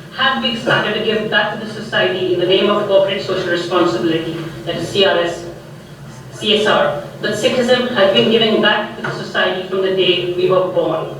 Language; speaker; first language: English; non-native, local second language; Punjabi